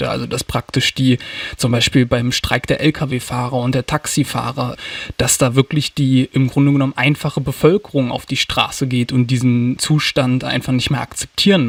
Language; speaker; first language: German; native; German